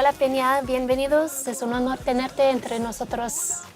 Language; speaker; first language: Spanish; non-native, fluent; Arabic